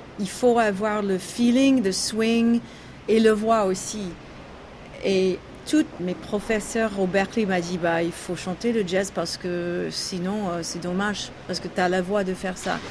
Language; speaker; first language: French; non-native, learner; English